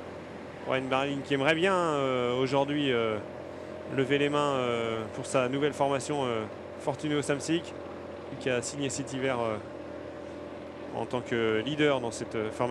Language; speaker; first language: French; native; French